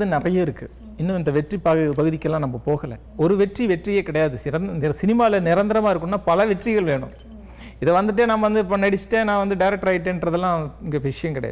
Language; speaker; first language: Tamil; native; Tamil